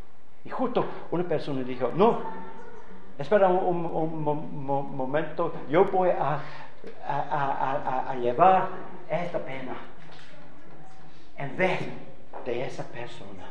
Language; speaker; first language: Spanish; non-native, fluent; English